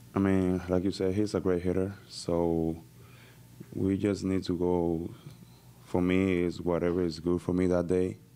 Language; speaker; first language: English; non-native, fluent; Spanish